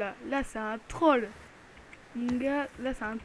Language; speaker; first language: French; native; French